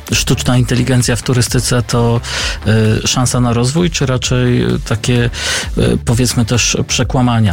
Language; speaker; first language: Polish; native; Polish